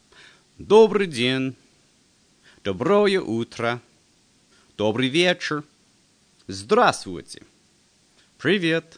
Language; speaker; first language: Russian; non-native, fluent; English